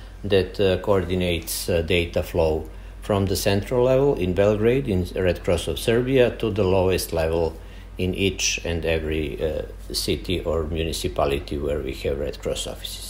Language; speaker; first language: English; non-native, fluent; Serbian